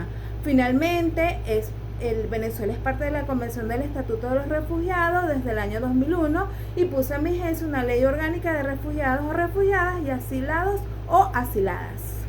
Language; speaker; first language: Spanish; native; Spanish